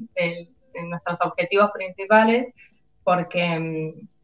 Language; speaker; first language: Spanish; native; Spanish